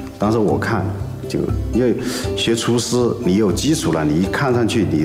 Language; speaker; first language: Chinese; non-native, local second language; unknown